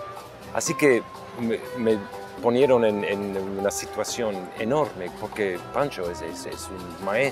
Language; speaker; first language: Spanish; non-native, local second language; English